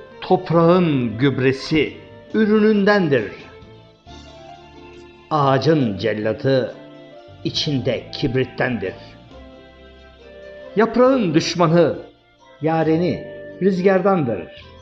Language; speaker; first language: Turkish; native; Turkish